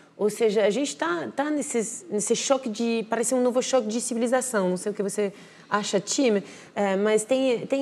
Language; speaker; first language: Portuguese; non-native, fluent; French